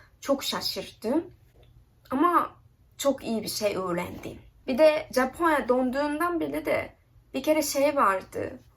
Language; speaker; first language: Turkish; non-native, learner; Japanese